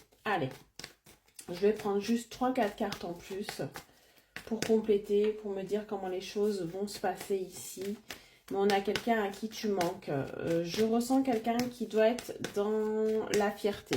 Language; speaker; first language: French; native; French